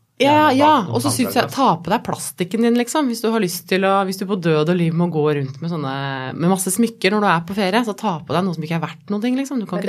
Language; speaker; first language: Norwegian; native; Norwegian